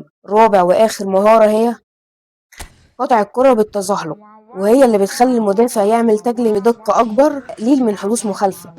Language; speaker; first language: Arabic; native; Arabic